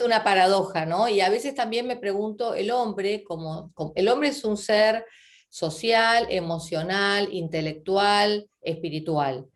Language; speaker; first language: Spanish; native; Spanish